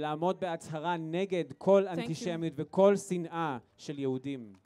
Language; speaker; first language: Hebrew; native; Hebrew